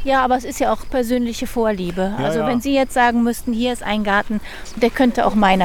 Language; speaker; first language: German; native; German